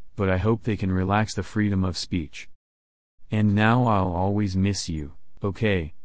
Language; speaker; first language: English; non-native, local second language; Cantonese